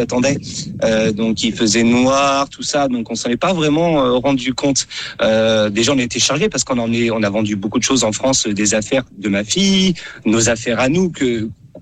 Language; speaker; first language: French; native; French